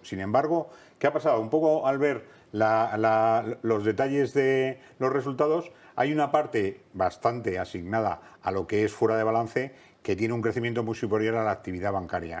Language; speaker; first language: Spanish; native; Spanish